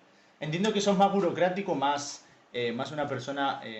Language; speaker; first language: Spanish; native; Spanish